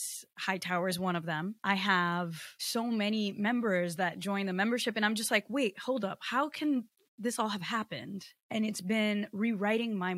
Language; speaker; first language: English; early bilingual, other home language; Portuguese